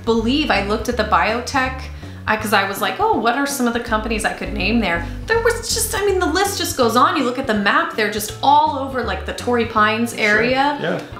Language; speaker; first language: English; native; English